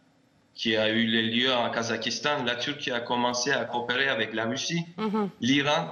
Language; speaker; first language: French; non-native, fluent; Turkish